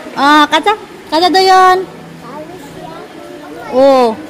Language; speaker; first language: Korean; non-native, learner; Cebuano